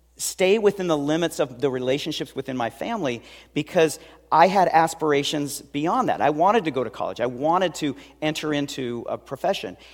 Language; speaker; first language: English; native; English